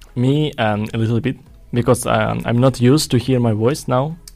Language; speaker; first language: English; non-native, fluent; Russian